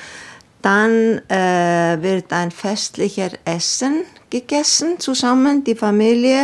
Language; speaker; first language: German; non-native, fluent; Icelandic